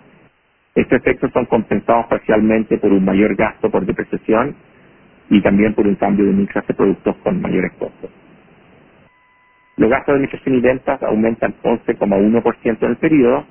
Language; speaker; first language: Spanish; native; Spanish